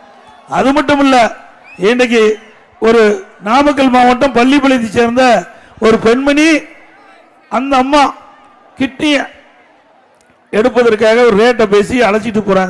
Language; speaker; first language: Tamil; native; Tamil